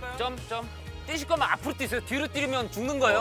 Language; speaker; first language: Korean; native; Korean